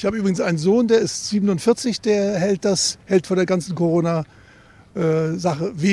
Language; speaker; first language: German; native; German